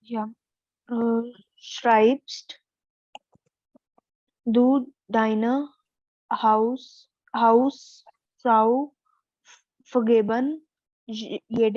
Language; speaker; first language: German; non-native, learner; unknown